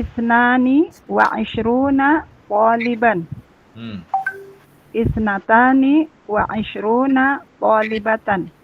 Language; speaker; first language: Arabic; non-native, learner; Indonesian